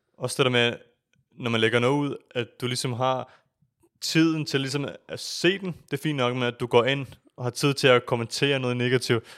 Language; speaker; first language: Danish; early bilingual, other home language; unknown